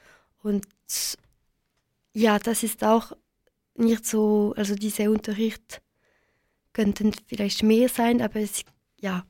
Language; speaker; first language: German; non-native, local second language; French